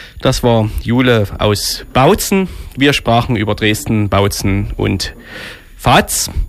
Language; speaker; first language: German; native; German